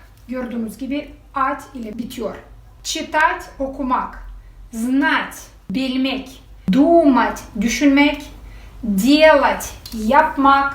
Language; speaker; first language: Turkish; non-native, fluent; Russian